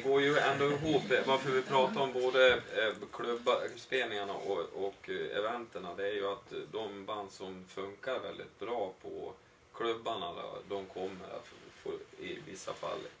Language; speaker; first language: Swedish; native; Swedish